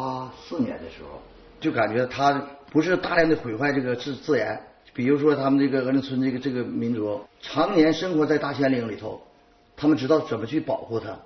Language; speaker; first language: Chinese; native; Chinese